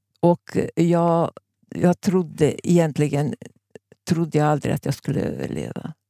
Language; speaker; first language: Swedish; non-native, fluent; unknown